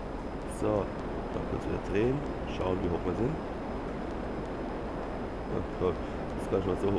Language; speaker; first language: German; native; German